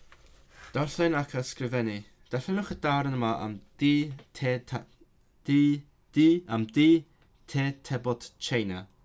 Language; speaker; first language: Welsh; non-native, learner; Cantonese